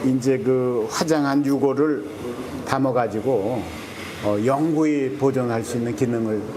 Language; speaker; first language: Korean; native; Korean